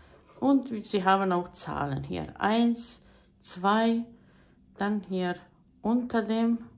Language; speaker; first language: German; non-native, fluent; Croatian